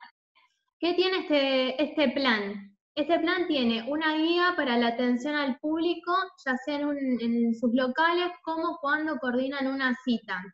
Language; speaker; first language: Spanish; native; Spanish